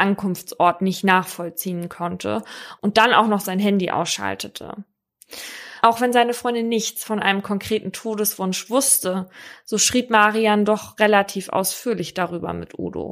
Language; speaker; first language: German; native; German